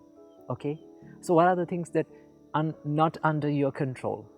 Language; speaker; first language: English; non-native, local second language; Sinhala